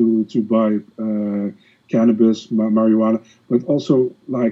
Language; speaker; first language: English; non-native, fluent; Dutch